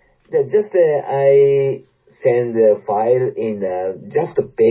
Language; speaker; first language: English; non-native, learner; Japanese